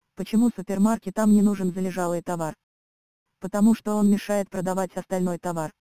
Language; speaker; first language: Russian; native; Russian